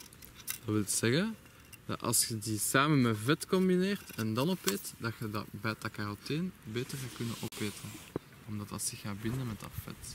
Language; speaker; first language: Dutch; native; Dutch